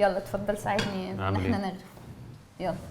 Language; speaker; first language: Arabic; native; Arabic